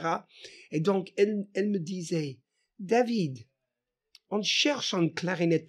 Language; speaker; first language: French; non-native, fluent; English